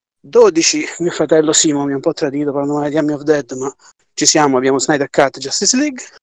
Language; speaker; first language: Italian; native; Italian